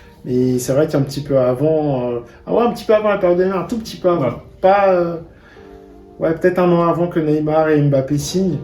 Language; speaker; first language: French; native; French